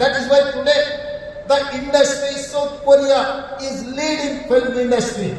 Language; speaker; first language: English; non-native, local second language; Telugu